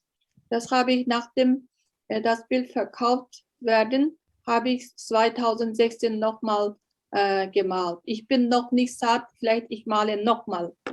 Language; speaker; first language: German; non-native, learner; Uyghur